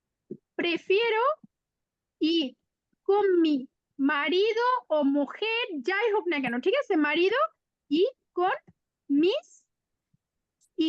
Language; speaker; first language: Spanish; non-native, fluent; Bangla